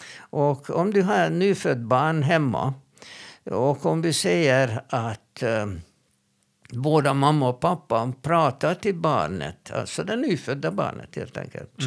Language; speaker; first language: Swedish; non-native, fluent; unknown